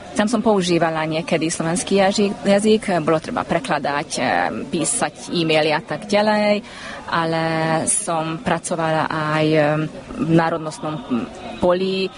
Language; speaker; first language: Slovak; non-native, local second language; Hungarian